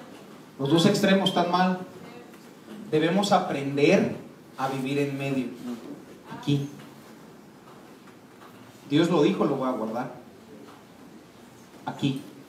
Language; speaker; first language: Spanish; native; Spanish